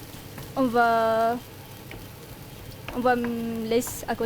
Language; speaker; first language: French; non-native, learner; Malay